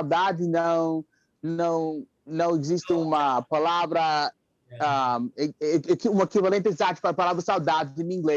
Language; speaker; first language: Portuguese; non-native, fluent; English